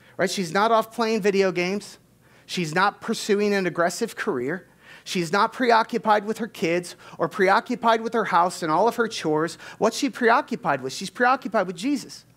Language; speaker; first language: English; native; English